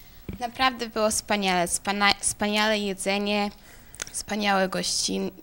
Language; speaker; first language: Polish; early bilingual, heritage; Polish